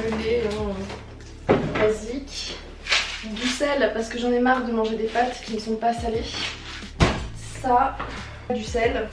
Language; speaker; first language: French; native; French